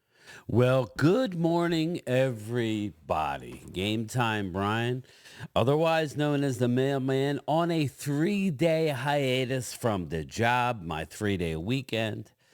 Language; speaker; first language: English; native; English